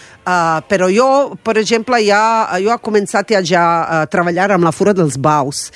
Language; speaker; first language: Catalan; non-native, fluent; Croatian